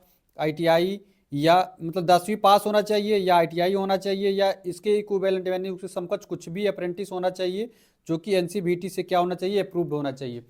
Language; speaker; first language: Hindi; native; Hindi